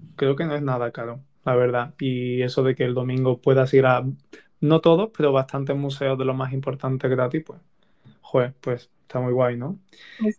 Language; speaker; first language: Spanish; native; Spanish